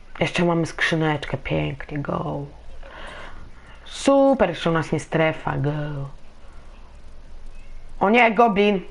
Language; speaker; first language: Polish; native; Polish